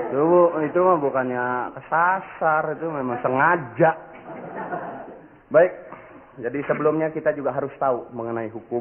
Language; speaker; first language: Indonesian; native; Indonesian